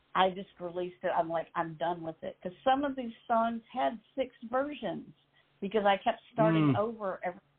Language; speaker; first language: English; native; English